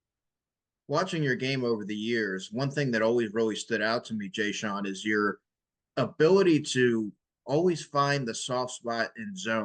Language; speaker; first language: English; native; English